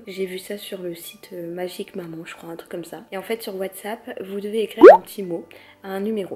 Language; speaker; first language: French; native; French